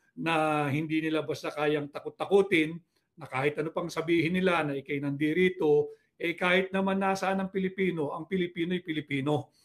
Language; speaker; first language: Filipino; native; Filipino